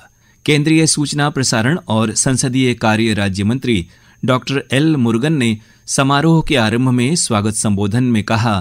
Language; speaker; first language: Hindi; native; Hindi